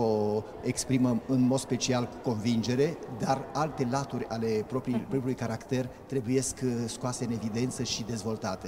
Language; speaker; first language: Romanian; native; Romanian